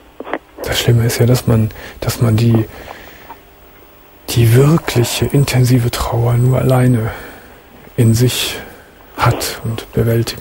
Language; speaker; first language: German; native; German